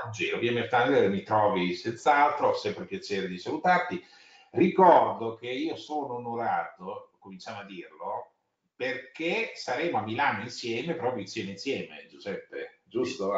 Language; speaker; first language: Italian; native; Italian